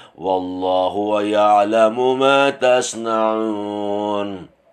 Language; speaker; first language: Arabic; non-native, learner; Indonesian